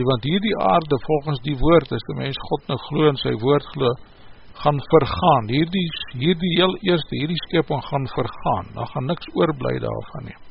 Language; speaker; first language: Afrikaans; native; Afrikaans